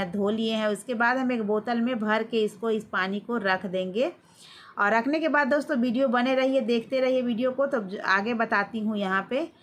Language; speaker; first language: Hindi; native; Hindi